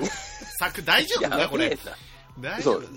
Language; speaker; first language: Japanese; native; Japanese